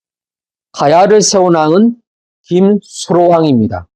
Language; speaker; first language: Korean; native; Korean